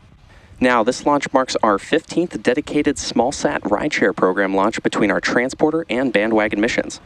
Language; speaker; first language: English; native; English